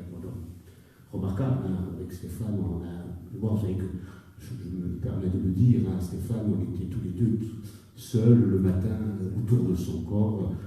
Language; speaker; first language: French; native; French